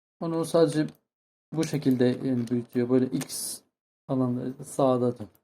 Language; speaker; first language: Turkish; non-native, fluent; Arabic